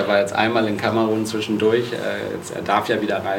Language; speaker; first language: German; native; German